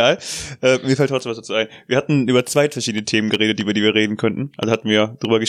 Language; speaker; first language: German; native; German